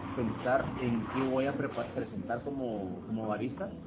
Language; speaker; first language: Spanish; native; Spanish